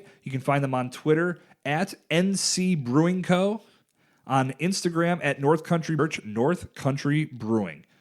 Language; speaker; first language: English; native; English